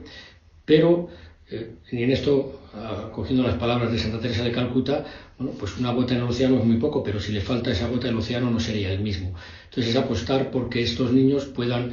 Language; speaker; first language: Spanish; native; Spanish